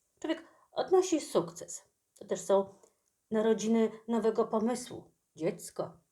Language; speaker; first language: Polish; native; Polish